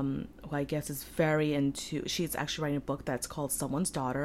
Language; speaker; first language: English; early bilingual, other home language; Polish